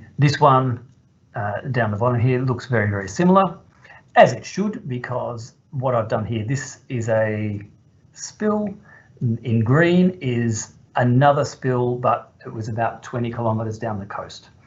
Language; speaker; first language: English; native; English